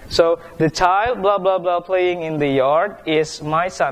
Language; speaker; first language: English; non-native, fluent; Indonesian